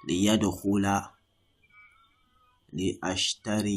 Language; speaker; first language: Arabic; non-native, fluent; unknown